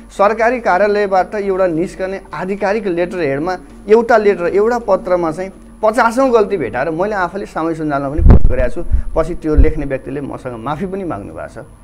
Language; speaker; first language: Nepali; native; Nepali